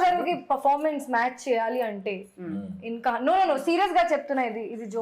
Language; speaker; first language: Telugu; non-native, local second language; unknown